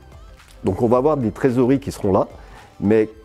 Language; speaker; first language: French; native; French